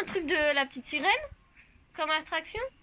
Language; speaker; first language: French; native; French